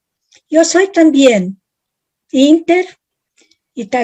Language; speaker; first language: Spanish; non-native, fluent; Italian